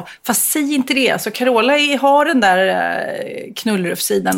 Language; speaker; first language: Swedish; native; Swedish